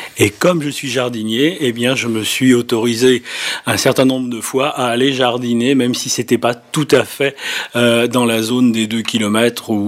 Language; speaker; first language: French; native; French